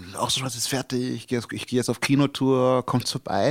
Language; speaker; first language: German; early bilingual, other home language; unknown